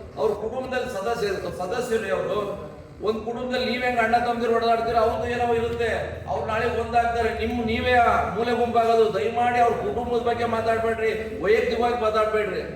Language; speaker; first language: Kannada; native; Kannada